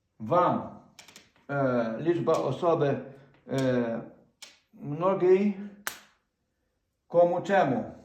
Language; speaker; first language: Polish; non-native, fluent; Ukrainian